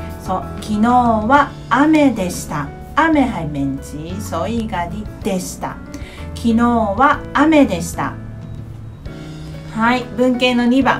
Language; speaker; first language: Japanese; non-native, fluent; Cantonese